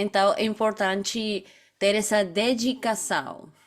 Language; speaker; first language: Portuguese; non-native, fluent; Bulgarian